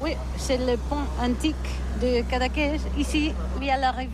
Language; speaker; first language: French; non-native, learner; Catalan